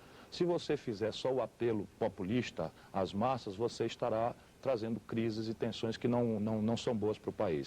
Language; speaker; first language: Portuguese; native; Portuguese